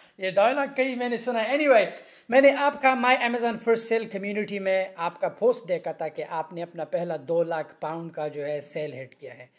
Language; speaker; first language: Urdu; non-native, local second language; Pashto